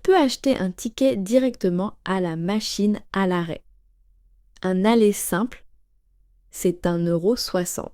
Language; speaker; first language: French; native; French